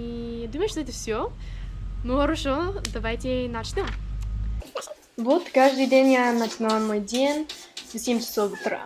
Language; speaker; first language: Russian; non-native, learner; English